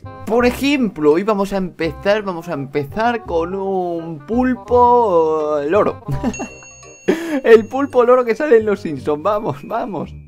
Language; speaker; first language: Spanish; native; Spanish